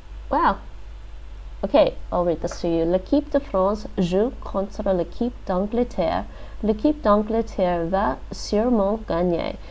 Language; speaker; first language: French; non-native, learner; English